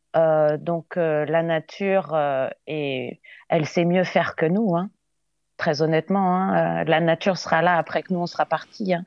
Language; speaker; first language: French; native; French